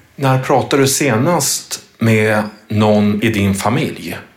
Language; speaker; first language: Swedish; native; Swedish